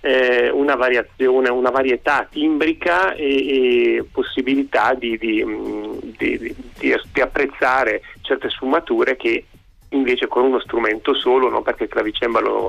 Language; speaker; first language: Italian; native; Italian